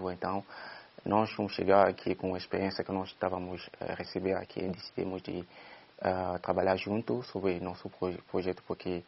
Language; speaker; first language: Portuguese; non-native, fluent; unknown